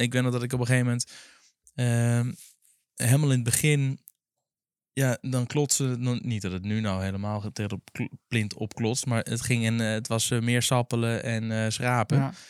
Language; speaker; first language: Dutch; native; Dutch